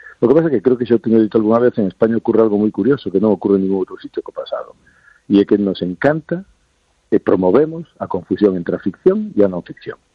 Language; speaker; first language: Galician; non-native, local second language; Spanish